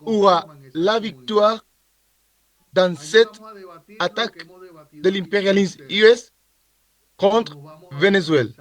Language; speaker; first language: French; non-native, learner; Spanish